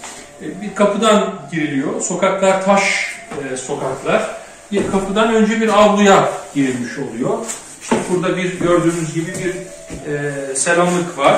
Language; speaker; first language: Turkish; native; Turkish